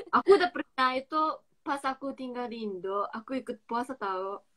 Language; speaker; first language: Indonesian; non-native, fluent; Japanese